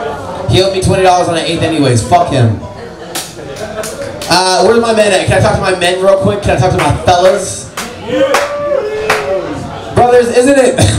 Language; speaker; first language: English; native; English